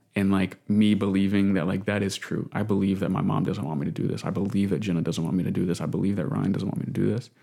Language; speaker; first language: English; native; English